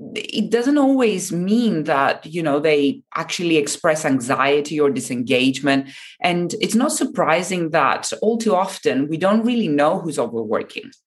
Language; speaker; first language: English; non-native, fluent; Japanese